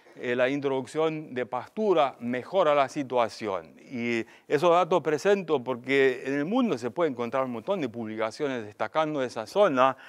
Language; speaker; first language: Spanish; non-native, fluent; German